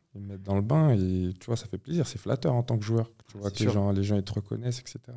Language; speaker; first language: French; native; French